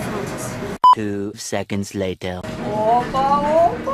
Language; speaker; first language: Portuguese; non-native, learner; Russian